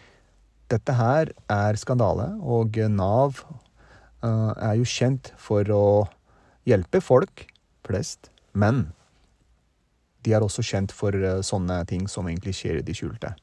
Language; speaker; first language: Norwegian; early bilingual, other home language; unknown